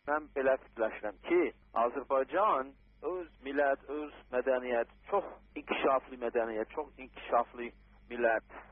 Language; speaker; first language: Azerbaijani; non-native, learner; English